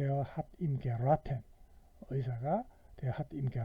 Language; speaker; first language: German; non-native, fluent; Korean